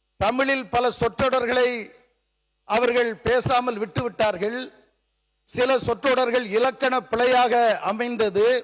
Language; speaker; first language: Tamil; native; Tamil